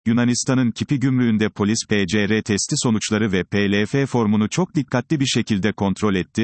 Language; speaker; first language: Turkish; native; Turkish